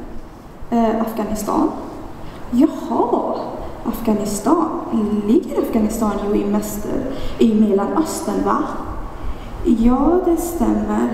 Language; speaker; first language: Swedish; non-native, fluent; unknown